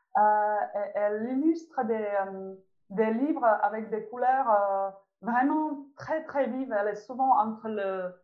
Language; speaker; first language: French; non-native, fluent; Czech